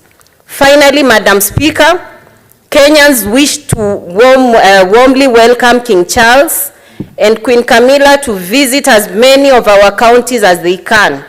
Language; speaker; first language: English; non-native, local second language; Gusii